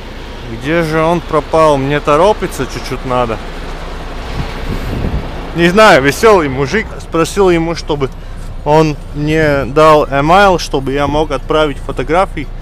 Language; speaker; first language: Russian; non-native, fluent; Latvian